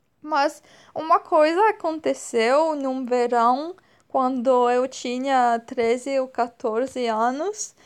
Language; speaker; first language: Portuguese; non-native, fluent; French